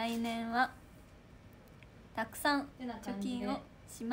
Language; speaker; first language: Japanese; native; Japanese